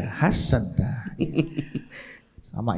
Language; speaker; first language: Indonesian; native; Indonesian